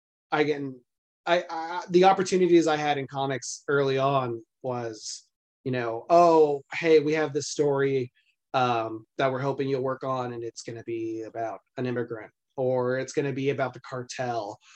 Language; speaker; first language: English; native; English